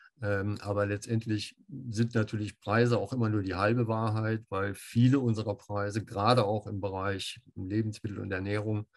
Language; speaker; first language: German; native; German